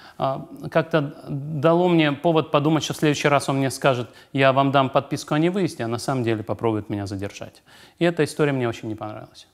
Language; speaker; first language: Russian; native; Russian